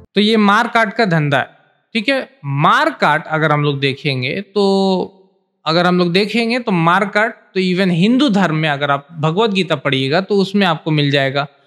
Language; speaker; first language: Hindi; native; Hindi